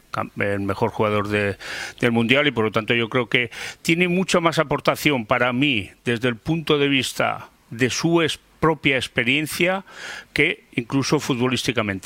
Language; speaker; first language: Spanish; native; Spanish